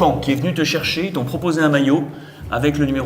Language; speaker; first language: French; native; French